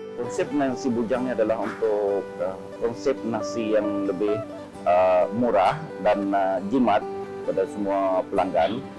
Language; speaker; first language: Malay; native; Malay